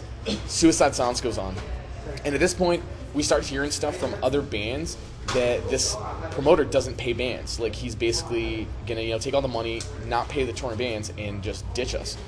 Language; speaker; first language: English; native; English